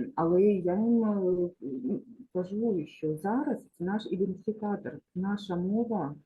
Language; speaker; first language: Ukrainian; non-native, local second language; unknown